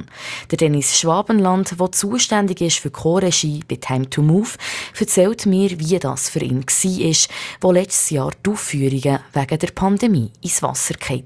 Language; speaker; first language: German; native; German